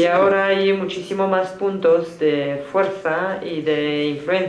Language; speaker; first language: Spanish; native; Spanish